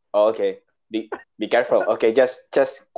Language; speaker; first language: English; non-native, learner; Indonesian